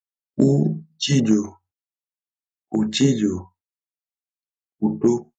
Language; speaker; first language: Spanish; non-native, learner; Haitian Creole